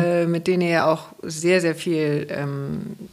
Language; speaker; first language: German; native; German